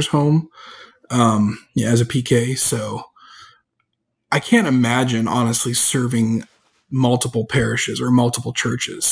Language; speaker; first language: English; native; English